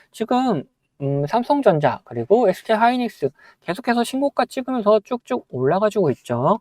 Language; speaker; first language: Korean; native; Korean